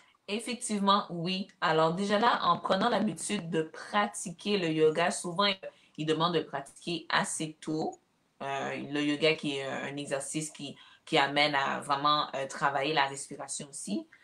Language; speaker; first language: French; native; French